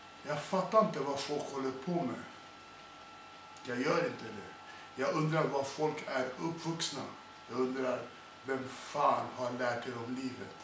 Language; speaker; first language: Swedish; non-native, fluent; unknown